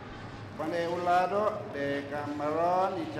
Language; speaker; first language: Spanish; non-native, learner; Thai